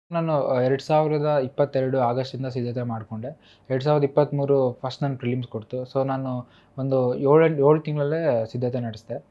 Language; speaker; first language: Kannada; native; Kannada